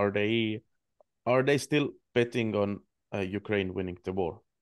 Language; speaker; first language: English; non-native, fluent; Estonian